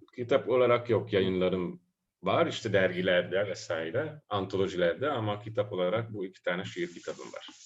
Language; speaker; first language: Turkish; non-native, fluent; Hungarian